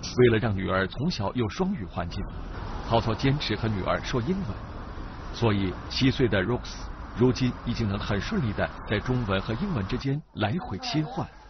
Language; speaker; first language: Chinese; native; Chinese